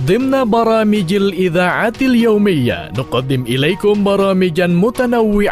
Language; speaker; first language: Arabic; non-native, fluent; Indonesian